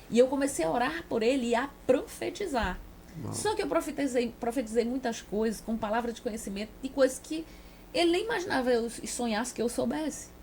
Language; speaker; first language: Portuguese; native; Portuguese